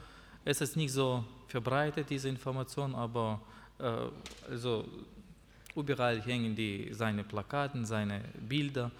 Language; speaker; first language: German; non-native, learner; Russian